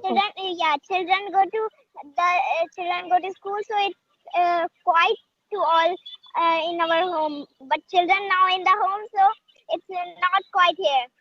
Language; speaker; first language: English; non-native, learner; Hindi